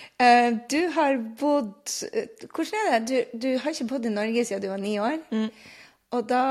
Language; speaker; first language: Norwegian; native; Norwegian